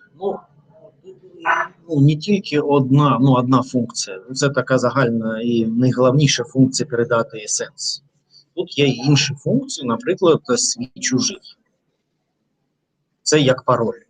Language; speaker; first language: Ukrainian; non-native, learner; Russian